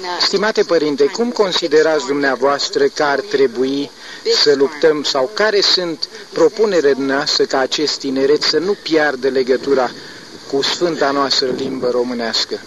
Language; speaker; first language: Romanian; native; Romanian